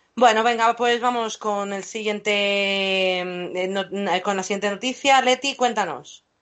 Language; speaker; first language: Spanish; non-native, fluent; English